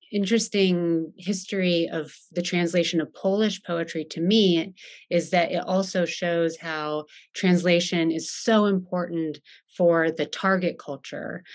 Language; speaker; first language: English; native; English